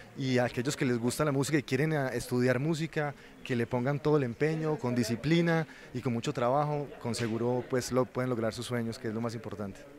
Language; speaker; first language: Spanish; native; Spanish